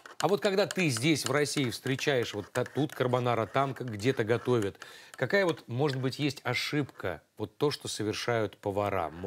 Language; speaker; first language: Russian; native; Russian